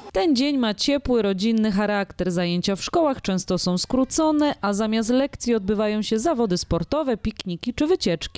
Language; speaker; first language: Polish; native; Polish